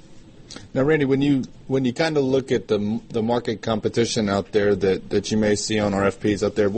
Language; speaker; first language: English; native; English